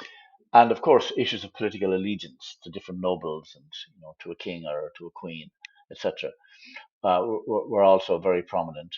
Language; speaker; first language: English; native; English